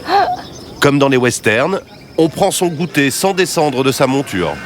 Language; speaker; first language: French; native; French